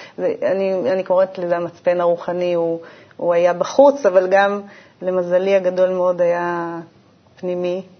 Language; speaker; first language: Hebrew; native; Hebrew